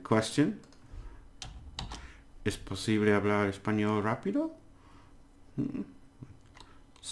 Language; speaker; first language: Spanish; non-native, learner; English